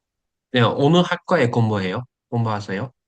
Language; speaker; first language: Korean; non-native, fluent; Uzbek